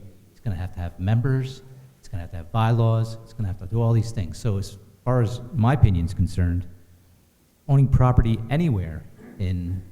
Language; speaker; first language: English; native; English